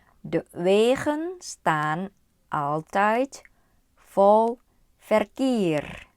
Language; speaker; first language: Dutch; non-native, learner; Thai